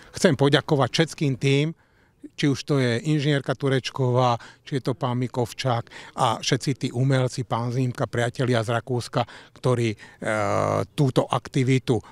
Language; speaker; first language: Slovak; native; Slovak